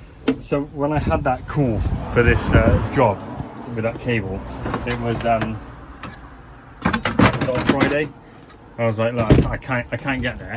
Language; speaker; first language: English; native; English